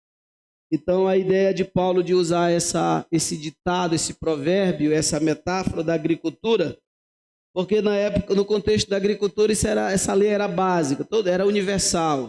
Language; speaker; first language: Portuguese; native; Portuguese